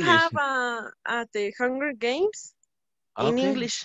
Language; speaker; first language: English; non-native, learner; Spanish